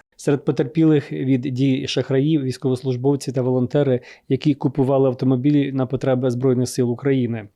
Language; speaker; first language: Ukrainian; native; Ukrainian